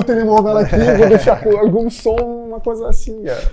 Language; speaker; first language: Portuguese; non-native, fluent; French